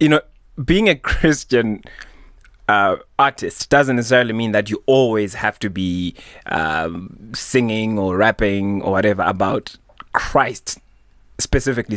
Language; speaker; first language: English; non-native, local second language; Shona